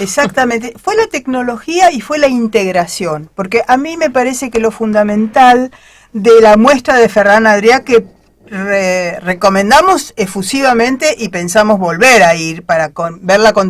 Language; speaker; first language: Spanish; native; Spanish